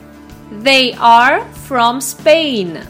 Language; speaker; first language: English; non-native, fluent; Russian